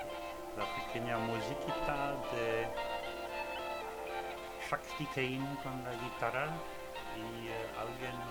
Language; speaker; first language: Spanish; non-native, learner; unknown